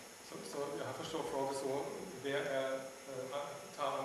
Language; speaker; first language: Swedish; non-native, learner; German